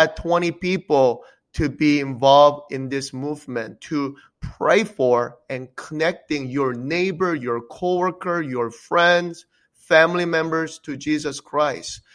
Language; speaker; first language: English; early bilingual, other home language; Korean